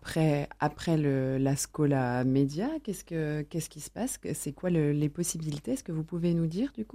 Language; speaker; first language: French; native; French